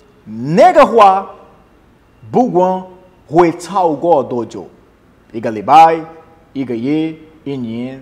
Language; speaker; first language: Chinese; non-native, learner; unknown